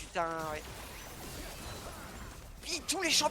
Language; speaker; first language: French; native; French